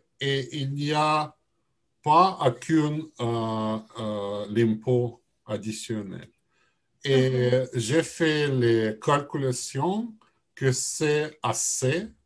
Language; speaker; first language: French; non-native, learner; Russian